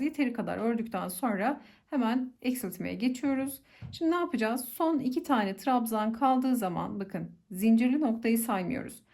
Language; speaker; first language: Turkish; native; Turkish